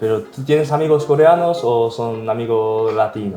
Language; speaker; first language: Spanish; non-native, learner; Korean